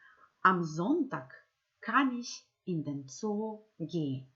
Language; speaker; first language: German; non-native, fluent; Macedonian